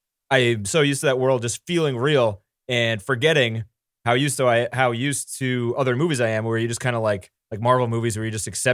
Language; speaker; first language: English; native; English